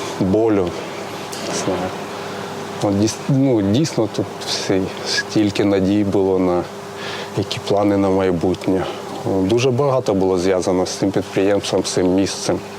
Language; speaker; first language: Ukrainian; non-native, local second language; Russian